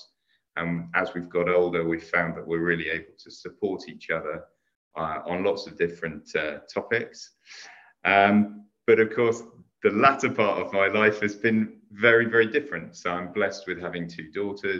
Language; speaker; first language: English; native; English